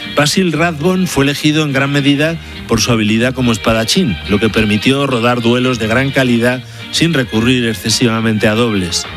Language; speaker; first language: Spanish; native; Spanish